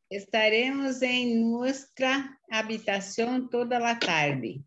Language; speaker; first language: Spanish; non-native, learner; Portuguese